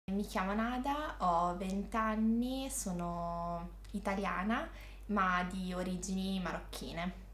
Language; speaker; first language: Italian; early bilingual, other home language; Arabic